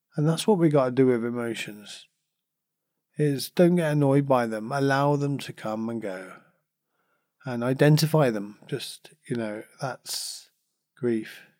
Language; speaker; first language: English; native; English